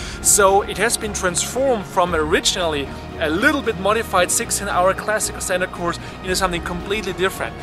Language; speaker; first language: English; non-native, fluent; German